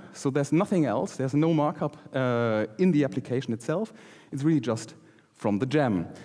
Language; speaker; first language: English; non-native, fluent; German